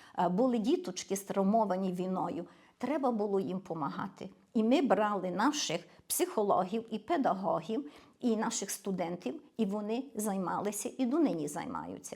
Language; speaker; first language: Ukrainian; early bilingual, heritage; Ukrainian